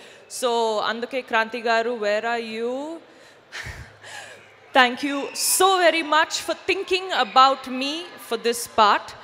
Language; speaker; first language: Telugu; non-native, fluent; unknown